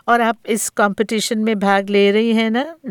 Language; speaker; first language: Hindi; native; Hindi